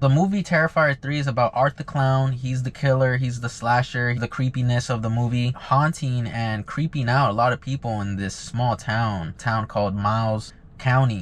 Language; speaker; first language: English; native; English